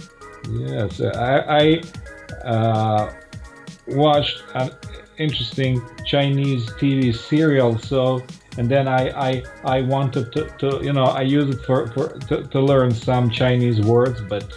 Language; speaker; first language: English; non-native, fluent; Croatian